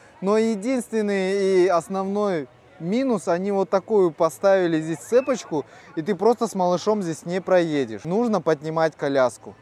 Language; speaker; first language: Russian; native; Russian